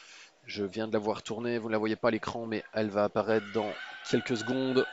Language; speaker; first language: French; native; French